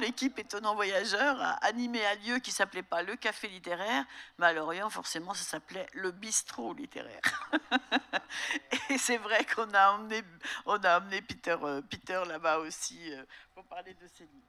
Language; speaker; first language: French; native; French